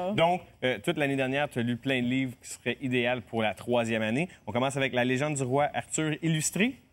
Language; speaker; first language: French; native; French